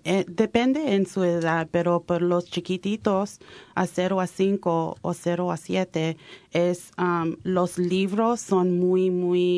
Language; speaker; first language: Spanish; early bilingual, heritage; Spanish